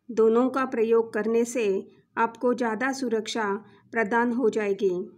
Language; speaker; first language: Hindi; non-native, local second language; Marathi